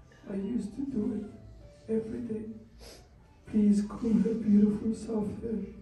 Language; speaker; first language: English; non-native, fluent; Persian